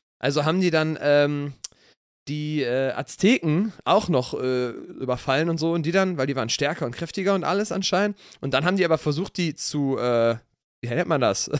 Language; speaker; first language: German; native; German